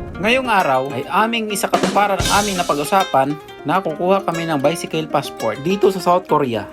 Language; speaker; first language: Filipino; native; Filipino